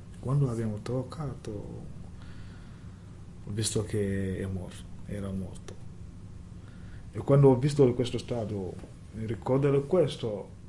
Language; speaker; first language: Italian; non-native, learner; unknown